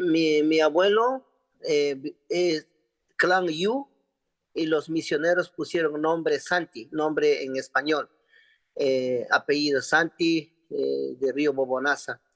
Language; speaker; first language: Spanish; non-native, local second language; Quechua